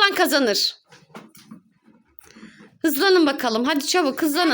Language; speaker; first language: Turkish; native; Turkish